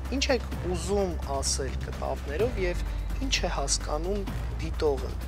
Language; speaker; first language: Armenian; native; Armenian